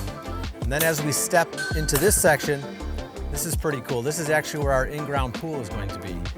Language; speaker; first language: English; native; English